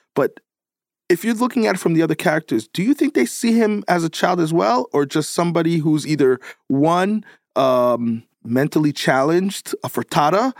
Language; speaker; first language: English; native; English